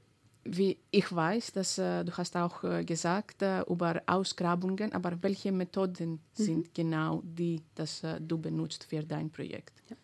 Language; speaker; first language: German; non-native, fluent; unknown